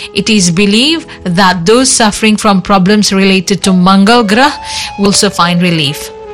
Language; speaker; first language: English; non-native, local second language; Morisyen